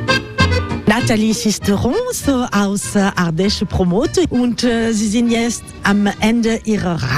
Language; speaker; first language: German; non-native, learner; French